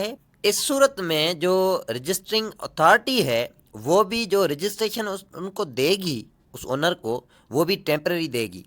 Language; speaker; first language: Urdu; native; Urdu